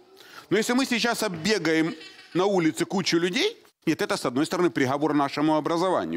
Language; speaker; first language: Russian; native; Russian